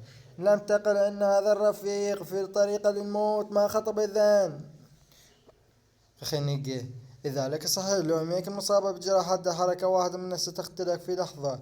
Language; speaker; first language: Arabic; native; Arabic